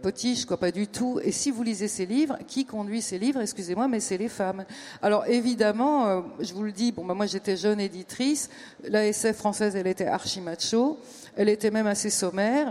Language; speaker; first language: French; native; French